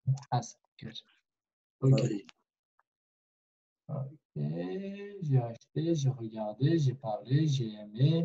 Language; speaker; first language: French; non-native, fluent; Kurdish